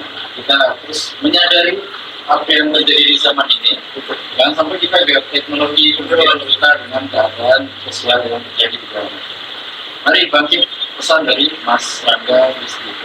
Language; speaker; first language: Indonesian; native; Indonesian